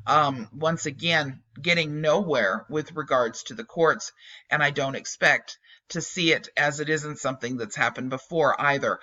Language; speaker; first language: English; native; English